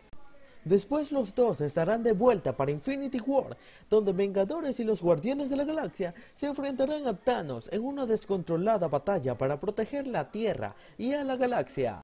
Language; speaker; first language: Spanish; native; Spanish